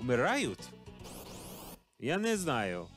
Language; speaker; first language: Russian; non-native, learner; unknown